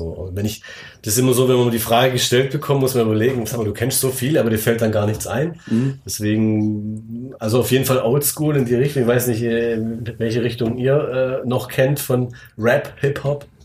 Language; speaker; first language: German; native; German